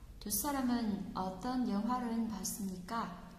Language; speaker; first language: Korean; non-native, fluent; Vietnamese